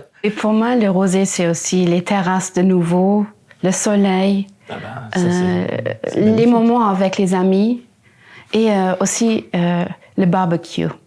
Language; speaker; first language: French; non-native, local second language; Luxembourgish